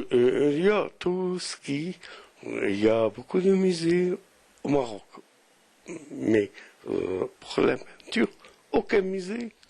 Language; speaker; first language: French; non-native, local second language; Arabic